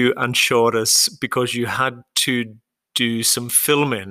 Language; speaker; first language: English; native; English